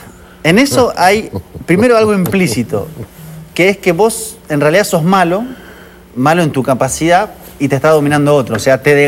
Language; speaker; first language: Spanish; native; Spanish